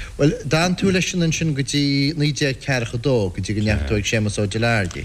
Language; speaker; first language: Irish; native; Irish